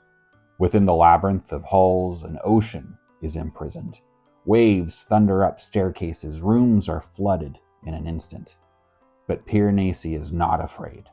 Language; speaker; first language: English; native; English